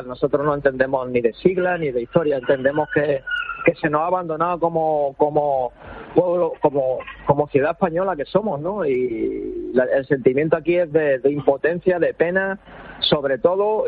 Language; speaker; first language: Spanish; native; Spanish